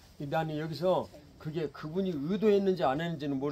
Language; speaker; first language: Korean; native; Korean